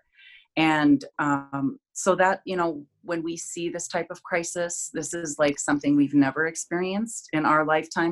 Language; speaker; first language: English; native; English